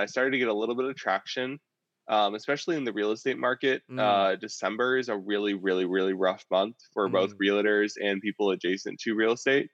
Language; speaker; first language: English; native; English